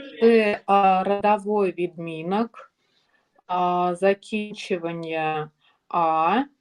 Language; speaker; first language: Ukrainian; non-native, learner; Russian